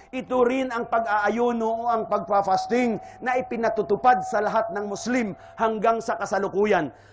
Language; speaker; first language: Filipino; non-native, local second language; Hiligaynon